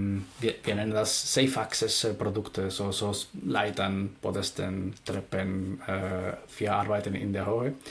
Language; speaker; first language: German; non-native, fluent; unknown